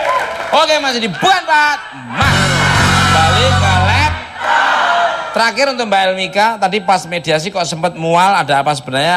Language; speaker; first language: Indonesian; native; Indonesian